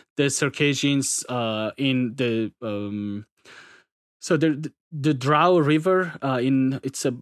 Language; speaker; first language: English; non-native, fluent; Adyghe